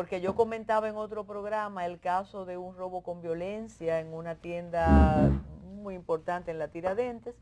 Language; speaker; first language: Spanish; native; Spanish